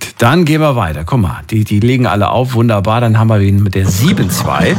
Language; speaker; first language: German; native; German